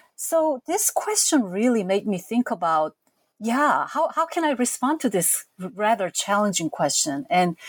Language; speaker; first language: English; non-native, fluent; Korean